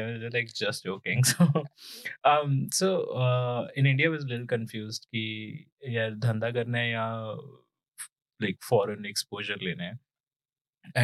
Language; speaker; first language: English; non-native, local second language; Punjabi